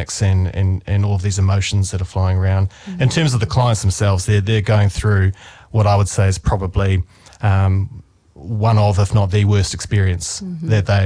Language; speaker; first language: English; native; English